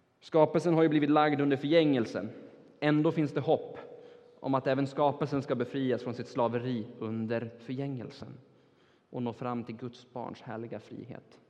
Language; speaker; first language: Swedish; non-native, fluent; Turkish